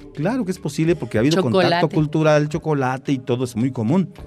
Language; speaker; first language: Spanish; non-native, local second language; Tzeltal